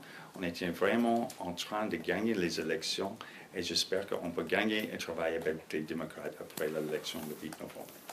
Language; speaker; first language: French; non-native, fluent; English